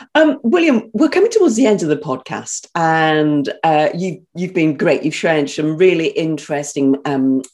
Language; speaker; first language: English; native; English